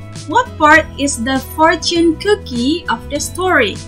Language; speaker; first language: English; non-native, fluent; Indonesian